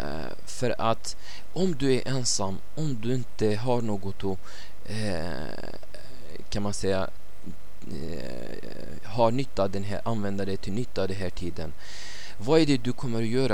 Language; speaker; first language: Swedish; non-native, fluent; Arabic